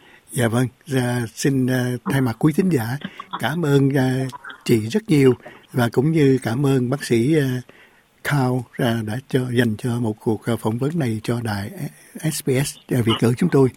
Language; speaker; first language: Vietnamese; native; Vietnamese